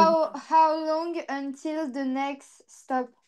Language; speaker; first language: English; non-native, learner; French